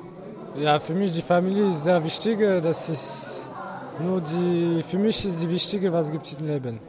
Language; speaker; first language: German; non-native, learner; French